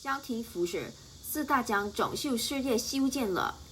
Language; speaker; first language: Chinese; non-native, learner; Korean